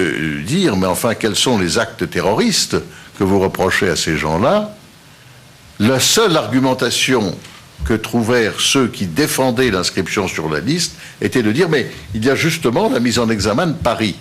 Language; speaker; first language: French; native; French